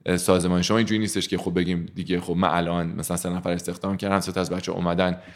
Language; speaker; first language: Persian; native; Persian